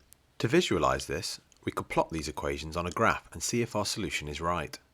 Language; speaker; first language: English; native; English